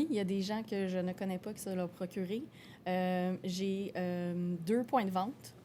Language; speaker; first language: French; native; French